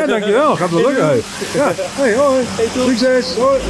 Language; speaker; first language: Dutch; non-native, local second language; Western Frisian